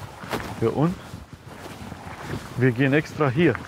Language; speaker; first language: German; non-native, learner; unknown